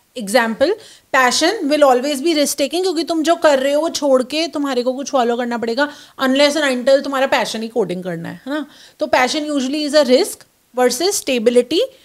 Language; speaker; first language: Hindi; native; Hindi